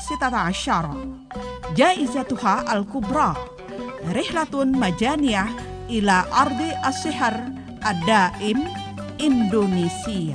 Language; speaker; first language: Arabic; non-native, fluent; Indonesian